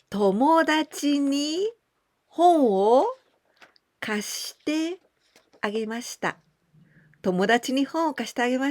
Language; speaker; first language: Japanese; non-native, fluent; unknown